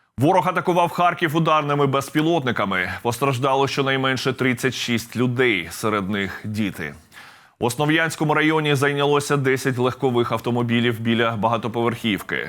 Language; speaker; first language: Ukrainian; native; Ukrainian